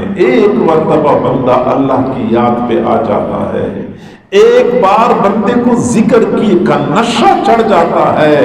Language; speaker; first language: Urdu; native; Urdu